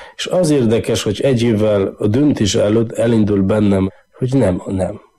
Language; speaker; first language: Hungarian; non-native, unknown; Polish